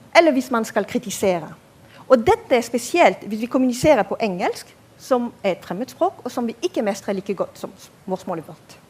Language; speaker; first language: Norwegian; non-native, fluent; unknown